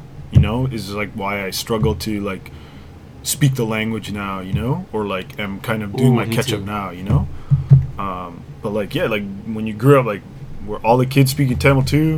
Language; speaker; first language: English; native; English